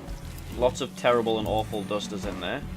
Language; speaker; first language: English; native; English